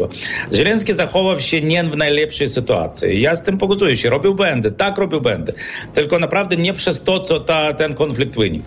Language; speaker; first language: Polish; non-native, fluent; Ukrainian